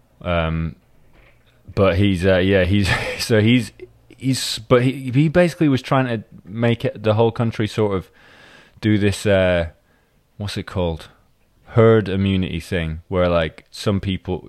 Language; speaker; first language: English; native; English